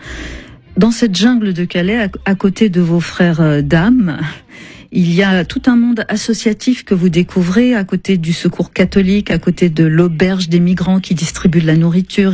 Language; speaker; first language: French; native; French